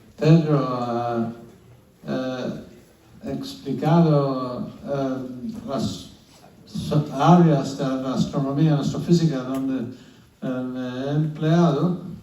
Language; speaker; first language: Spanish; non-native, fluent; English